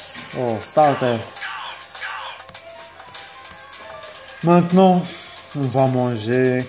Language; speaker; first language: French; non-native, fluent; Arabic